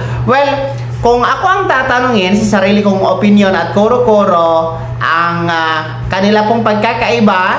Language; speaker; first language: Filipino; native; Filipino